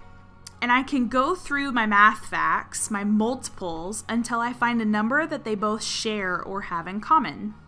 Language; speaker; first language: English; native; English